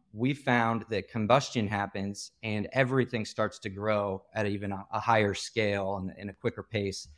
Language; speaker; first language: English; native; English